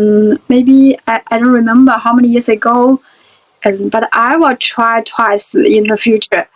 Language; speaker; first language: English; non-native, fluent; Chinese